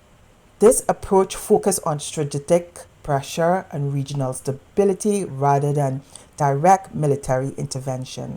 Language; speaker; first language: English; native; English